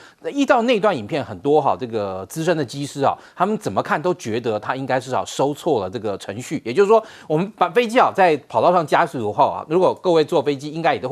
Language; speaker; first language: Chinese; native; Chinese